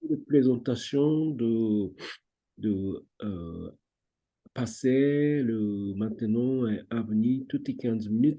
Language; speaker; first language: French; non-native, fluent; Japanese